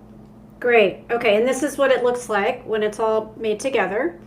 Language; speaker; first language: English; native; English